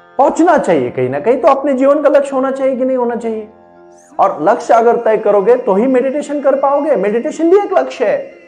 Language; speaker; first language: Hindi; non-native, local second language; Marathi